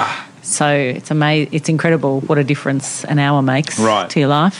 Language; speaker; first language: English; non-native, local second language; Italian